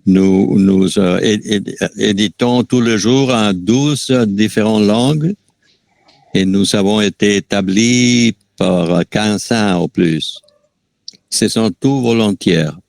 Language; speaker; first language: French; non-native, fluent; Spanish